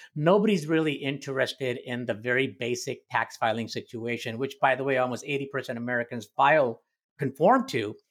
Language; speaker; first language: English; early bilingual, other home language; Hindi